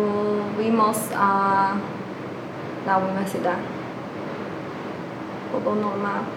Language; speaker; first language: Spanish; non-native, learner; Chinese